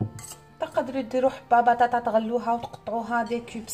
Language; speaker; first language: Arabic; native; Arabic